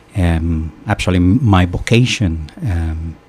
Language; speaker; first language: English; non-native, fluent; Spanish